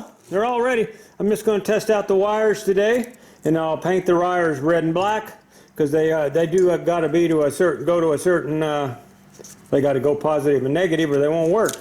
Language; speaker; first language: English; native; English